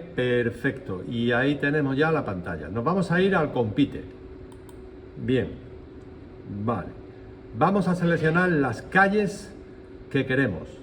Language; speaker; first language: Spanish; native; Spanish